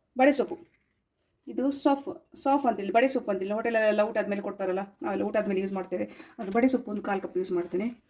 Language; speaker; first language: Kannada; non-native, local second language; Konkani